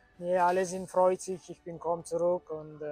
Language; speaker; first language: German; non-native, learner; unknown